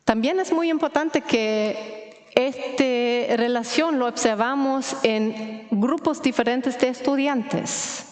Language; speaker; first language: Spanish; non-native, fluent; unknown